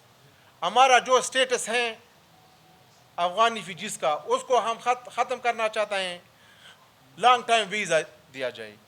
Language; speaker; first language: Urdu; early bilingual, other home language; Pashto